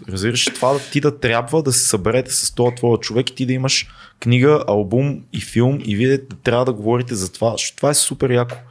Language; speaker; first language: Bulgarian; native; Bulgarian